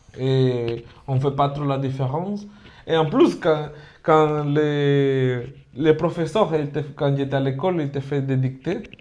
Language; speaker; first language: French; non-native, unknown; Spanish